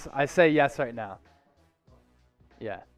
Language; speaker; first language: English; native; English